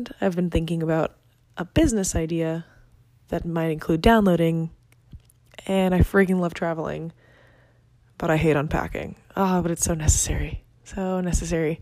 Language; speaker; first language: English; non-native, fluent; Spanish